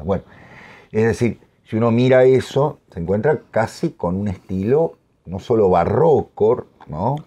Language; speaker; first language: Spanish; native; Spanish